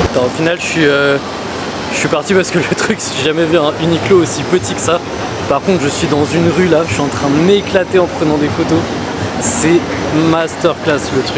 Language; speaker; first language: French; native; French